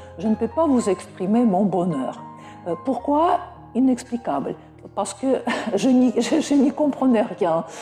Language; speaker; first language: French; non-native, fluent; Russian